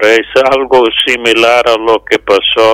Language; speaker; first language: Spanish; non-native, fluent; English